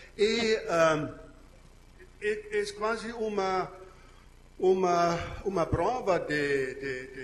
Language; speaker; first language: Portuguese; non-native, fluent; German